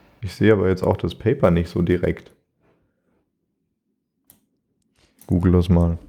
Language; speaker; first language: German; native; German